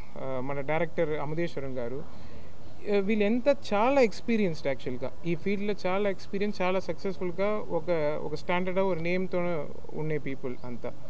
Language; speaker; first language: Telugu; non-native, learner; Tamil